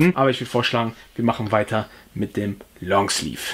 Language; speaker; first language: German; early bilingual, other home language; Portuguese